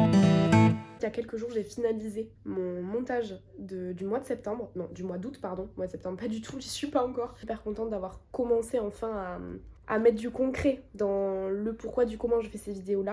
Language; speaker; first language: French; native; French